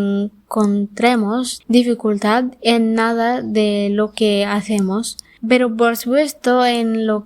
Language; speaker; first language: Spanish; non-native, learner; Arabic